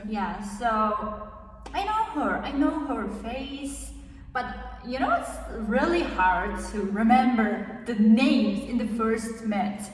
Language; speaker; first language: English; non-native, learner; Kazakh